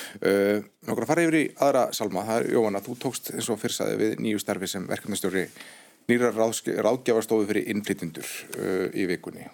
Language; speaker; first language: Icelandic; native; Icelandic